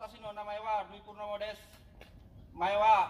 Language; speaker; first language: Japanese; non-native, learner; Indonesian